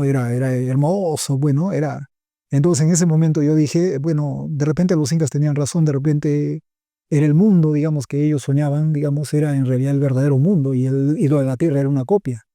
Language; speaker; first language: Spanish; native; Spanish